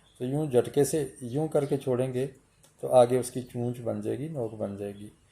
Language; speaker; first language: Urdu; native; Urdu